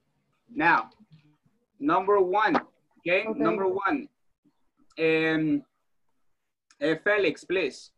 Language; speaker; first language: English; non-native, fluent; Spanish